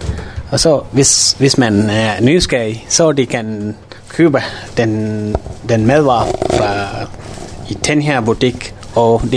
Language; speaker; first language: Danish; non-native, learner; Tamil